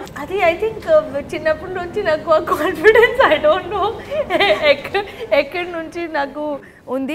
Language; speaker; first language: Telugu; native; Telugu